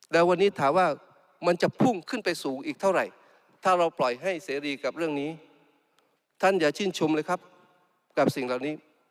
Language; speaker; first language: Thai; non-native, local second language; Malay